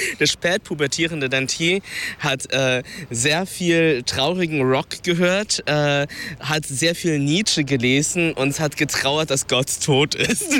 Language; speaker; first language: German; early bilingual, other home language; Vietnamese